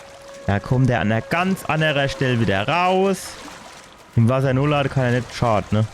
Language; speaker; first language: German; native; German